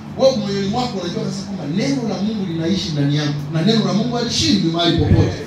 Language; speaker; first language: Swahili; native; Swahili